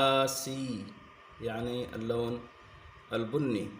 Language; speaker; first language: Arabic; non-native, fluent; Sindhi